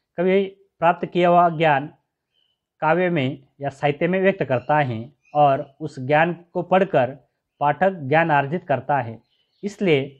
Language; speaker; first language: Hindi; non-native, local second language; Marathi